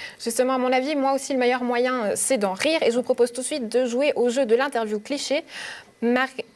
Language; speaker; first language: French; native; French